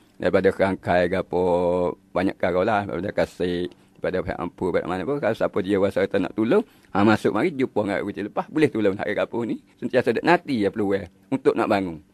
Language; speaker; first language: Malay; native; Malay